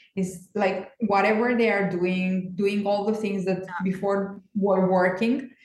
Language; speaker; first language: English; non-native, fluent; Romanian